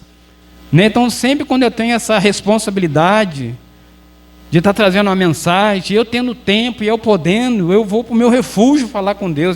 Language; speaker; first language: Portuguese; native; Portuguese